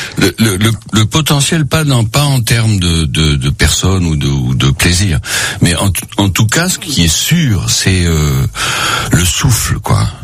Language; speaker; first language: French; non-native, local second language; Spanish